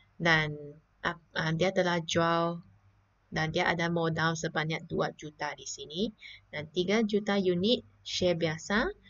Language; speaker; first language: Malay; non-native, local second language; Chinese